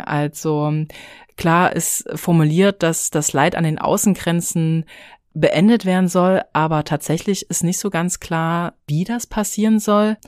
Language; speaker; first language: German; native; German